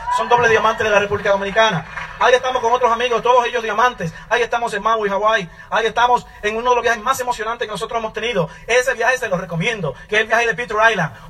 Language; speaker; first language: Spanish; native; Spanish